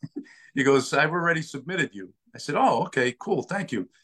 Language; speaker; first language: English; early bilingual, other home language; Italian